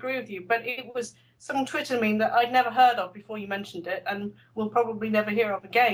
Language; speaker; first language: English; native; English